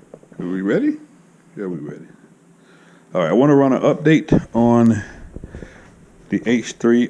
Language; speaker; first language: English; native; English